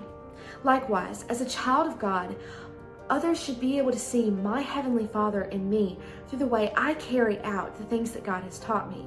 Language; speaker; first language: English; native; English